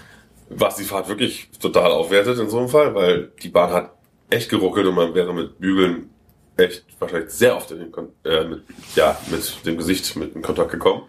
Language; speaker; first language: German; native; German